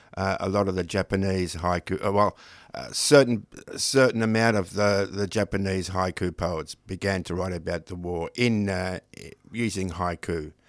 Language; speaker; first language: English; non-native, local second language; Ukrainian